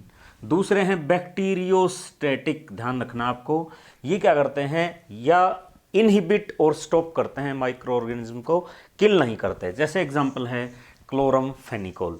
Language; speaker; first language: Hindi; native; Hindi